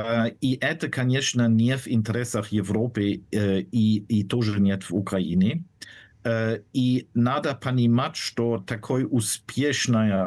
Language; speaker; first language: Russian; non-native, fluent; German